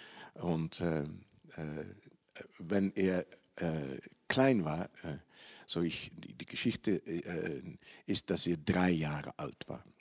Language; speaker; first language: German; non-native, learner; Dutch